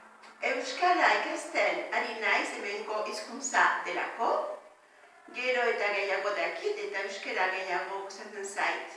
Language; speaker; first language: Basque; non-native, local second language; Spanish